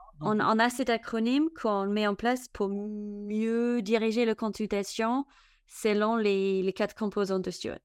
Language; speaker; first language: French; non-native, fluent; English